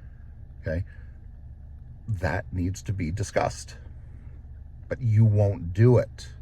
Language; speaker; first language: English; native; English